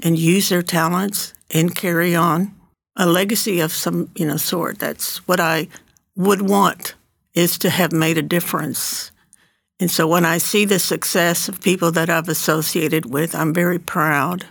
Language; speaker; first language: English; early bilingual, other home language; Spanish